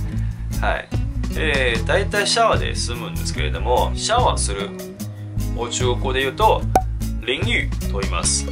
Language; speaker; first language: Japanese; non-native, fluent; Chinese